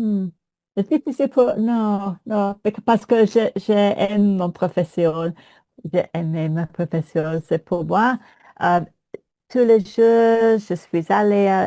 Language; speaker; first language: French; non-native, learner; English